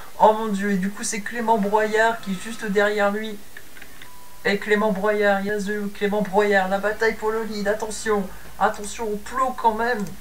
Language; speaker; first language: French; native; French